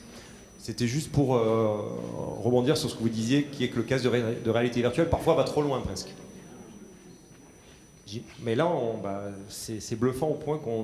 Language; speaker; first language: French; native; French